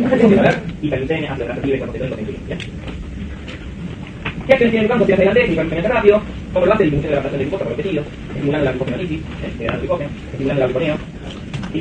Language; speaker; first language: Spanish; native; Spanish